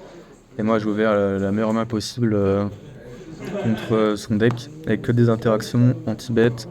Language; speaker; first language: French; native; French